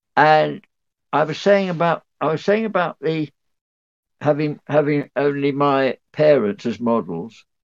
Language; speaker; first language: English; native; English